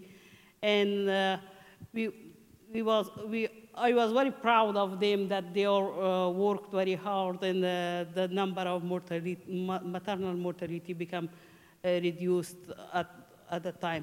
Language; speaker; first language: English; non-native, learner; Persian